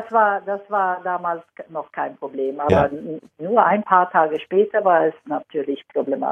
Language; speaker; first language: German; non-native, fluent; Swedish